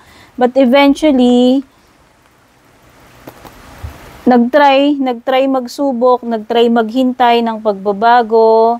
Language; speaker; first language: Filipino; native; Filipino